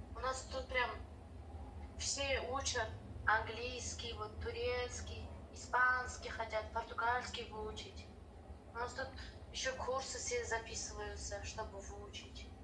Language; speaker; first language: Russian; non-native, local second language; Kazakh